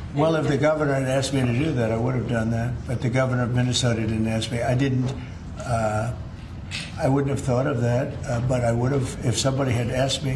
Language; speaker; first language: English; native; English